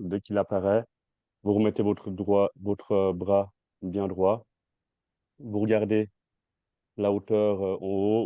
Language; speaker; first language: French; native; French